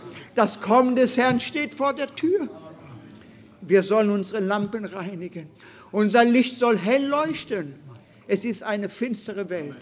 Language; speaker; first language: German; non-native, fluent; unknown